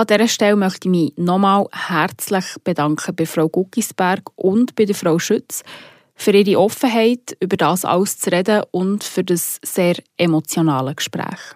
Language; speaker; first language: German; native; German